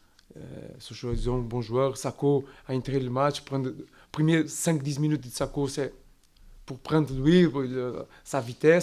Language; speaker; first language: French; non-native, learner; Portuguese